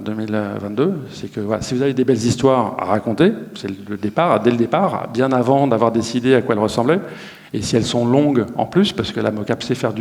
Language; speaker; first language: French; native; French